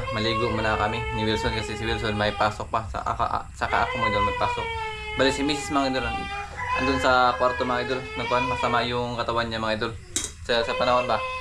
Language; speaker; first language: Filipino; native; Filipino